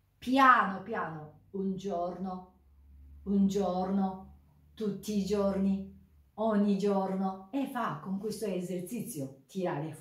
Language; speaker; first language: Italian; non-native, learner; Japanese